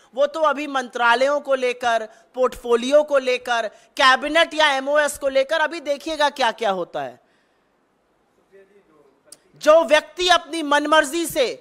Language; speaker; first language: Hindi; native; Hindi